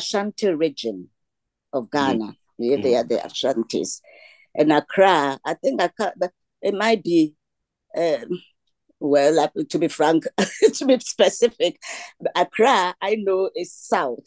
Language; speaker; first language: English; non-native, local second language; Ga